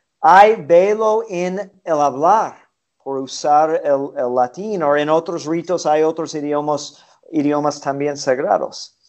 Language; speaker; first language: Spanish; non-native, fluent; English